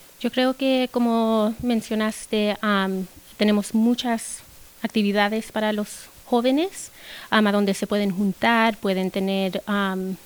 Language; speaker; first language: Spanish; early bilingual, heritage; Spanish